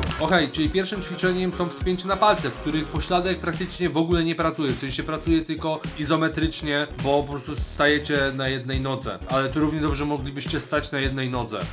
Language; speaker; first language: Polish; native; Polish